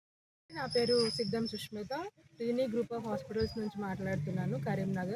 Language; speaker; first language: Telugu; native; Telugu